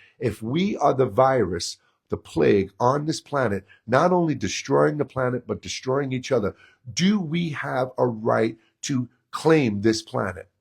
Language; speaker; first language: English; native; English